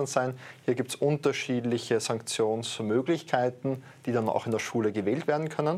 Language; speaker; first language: German; native; German